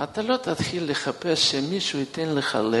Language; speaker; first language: Hebrew; non-native, fluent; Russian